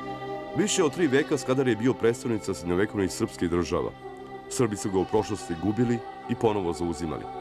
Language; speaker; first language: Bosnian; native; Bosnian